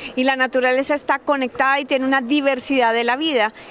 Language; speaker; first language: Spanish; native; Spanish